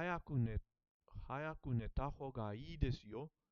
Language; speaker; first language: Japanese; non-native, learner; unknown